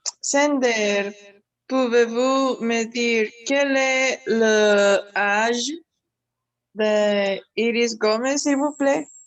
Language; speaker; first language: French; non-native, learner; Spanish